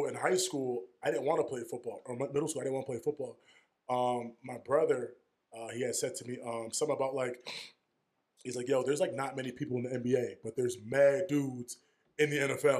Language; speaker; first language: English; native; English